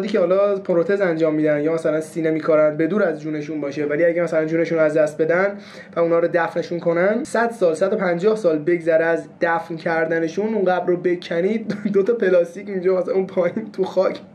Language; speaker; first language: Persian; native; Persian